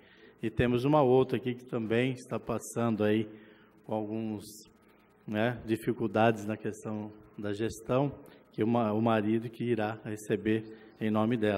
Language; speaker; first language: Portuguese; native; Portuguese